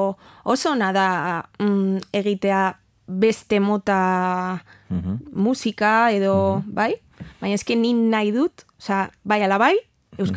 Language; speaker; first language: Basque; non-native, learner; Spanish